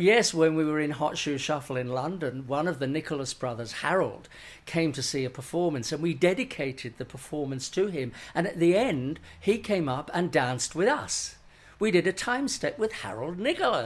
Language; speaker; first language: English; native; English